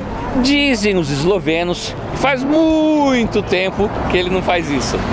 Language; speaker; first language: Portuguese; native; Portuguese